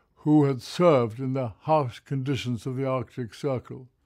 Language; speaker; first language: English; native; English